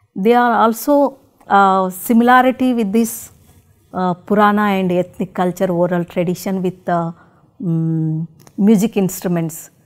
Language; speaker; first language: English; non-native, local second language; Telugu